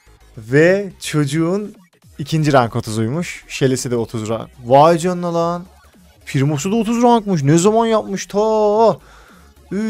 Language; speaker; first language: Turkish; native; Turkish